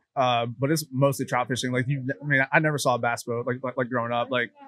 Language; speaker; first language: English; native; English